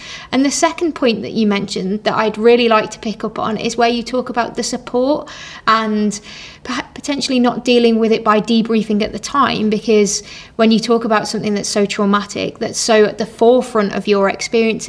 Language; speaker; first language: English; native; English